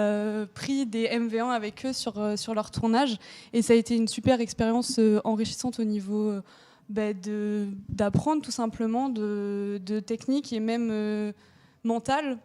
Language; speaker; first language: French; native; French